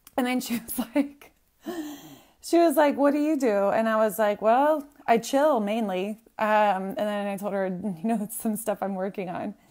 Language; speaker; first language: English; native; English